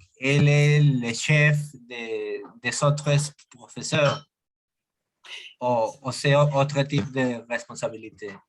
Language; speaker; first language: French; non-native, learner; Spanish